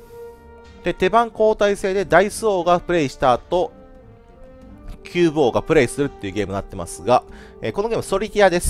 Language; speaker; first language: Japanese; native; Japanese